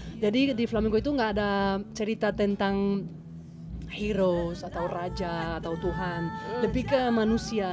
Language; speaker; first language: Indonesian; non-native, fluent; Spanish